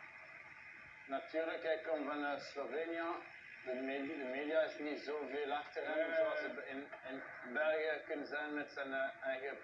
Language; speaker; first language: Dutch; non-native, local second language; French